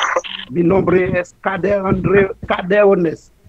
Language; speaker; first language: Spanish; non-native, learner; Haitian Creole